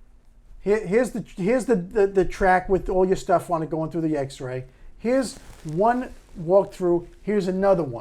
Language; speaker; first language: English; native; English